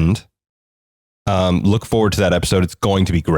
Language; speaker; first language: English; native; English